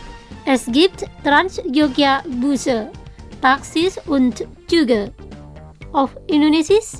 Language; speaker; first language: German; non-native, fluent; Indonesian